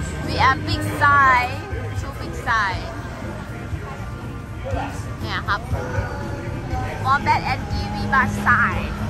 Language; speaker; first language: English; non-native, learner; Thai